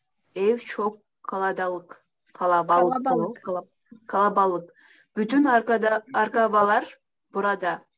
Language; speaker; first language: Turkish; non-native, learner; Kyrgyz